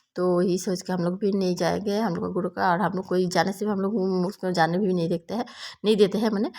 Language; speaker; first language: Hindi; non-native, local second language; Bangla